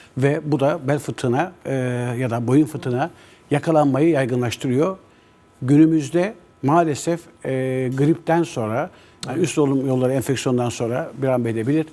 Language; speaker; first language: Turkish; native; Turkish